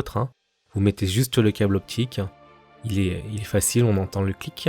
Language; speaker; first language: French; native; French